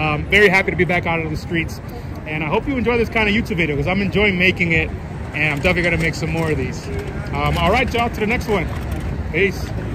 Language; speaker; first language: English; native; English